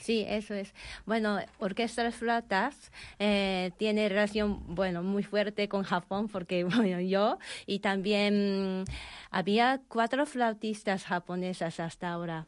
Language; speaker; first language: Spanish; non-native, fluent; Japanese